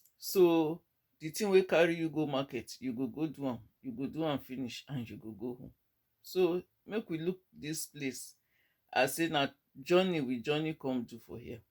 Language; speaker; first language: Nigerian Pidgin; non-native, local second language; Yoruba